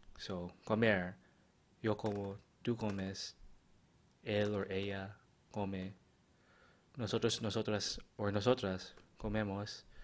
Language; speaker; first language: Spanish; non-native, learner; English